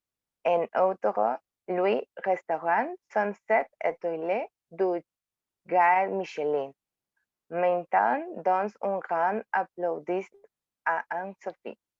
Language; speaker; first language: French; non-native, learner; Spanish